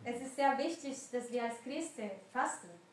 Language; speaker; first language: German; non-native, learner; Spanish